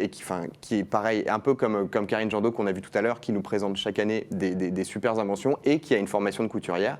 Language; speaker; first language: French; native; French